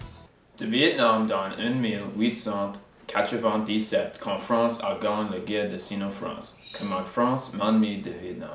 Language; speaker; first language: French; non-native, learner; English